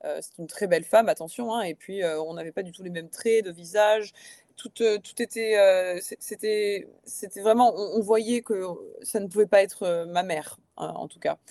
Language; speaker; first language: French; native; French